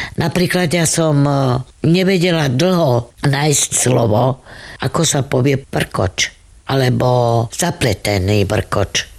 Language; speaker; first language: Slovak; non-native, local second language; Romany